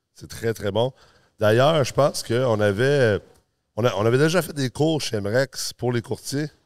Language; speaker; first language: French; early bilingual, other home language; English